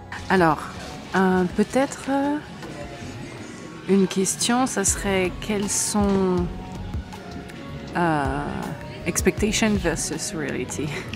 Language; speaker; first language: French; native; French